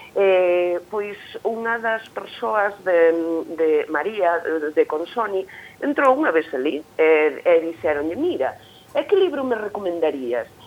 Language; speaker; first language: Galician; native; Galician